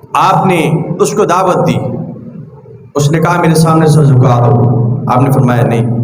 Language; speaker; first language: Urdu; non-native, local second language; Punjabi